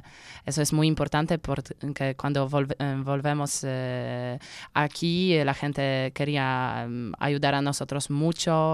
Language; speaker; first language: Spanish; non-native, learner; Polish